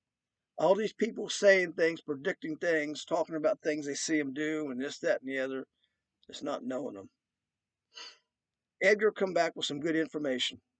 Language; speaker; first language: English; native; English